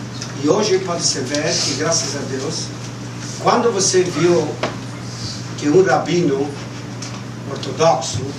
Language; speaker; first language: Portuguese; non-native, fluent; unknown